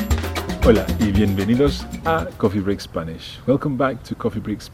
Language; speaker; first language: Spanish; non-native, fluent; English